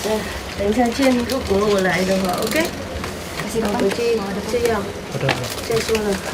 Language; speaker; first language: Chinese; non-native, fluent; Vietnamese